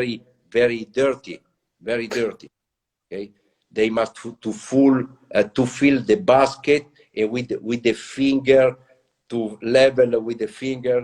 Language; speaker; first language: English; non-native, learner; Italian